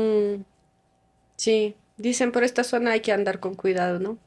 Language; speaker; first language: Spanish; non-native, fluent; Russian